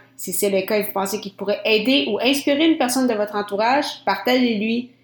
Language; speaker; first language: French; native; French